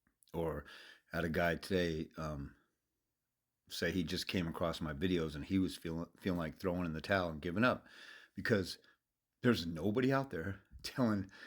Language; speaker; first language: English; native; English